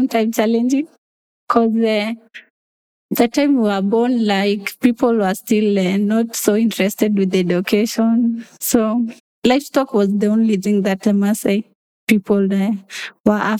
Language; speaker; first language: English; non-native, local second language; Masai